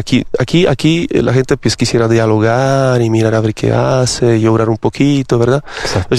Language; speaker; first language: Spanish; non-native, fluent; Polish